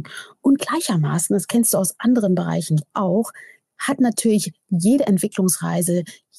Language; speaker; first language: German; native; German